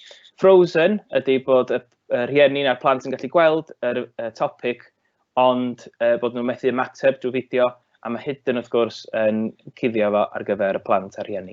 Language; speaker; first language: Welsh; native; Welsh